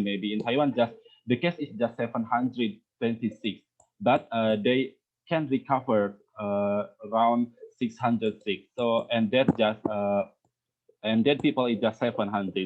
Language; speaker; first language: English; non-native, learner; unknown